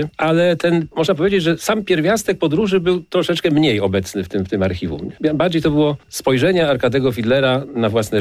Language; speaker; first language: Polish; native; Polish